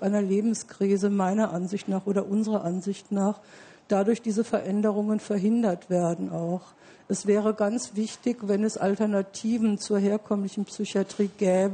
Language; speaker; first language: German; native; German